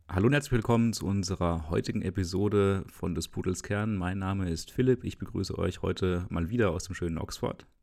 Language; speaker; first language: German; native; German